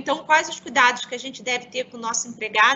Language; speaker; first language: Portuguese; native; Portuguese